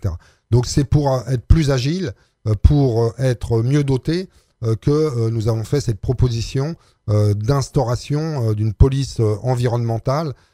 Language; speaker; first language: French; native; French